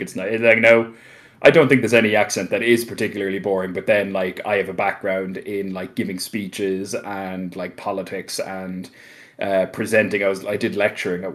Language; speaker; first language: English; native; English